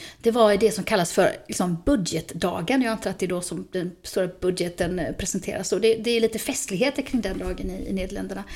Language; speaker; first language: Swedish; native; Swedish